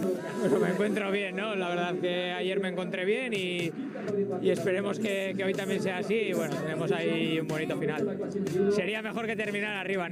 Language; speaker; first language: Spanish; native; Spanish